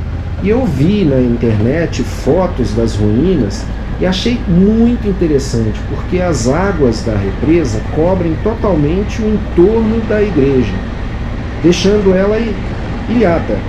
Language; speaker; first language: Portuguese; native; Portuguese